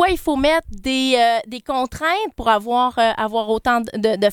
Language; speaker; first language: French; native; French